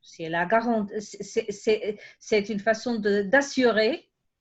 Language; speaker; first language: French; non-native, fluent; Portuguese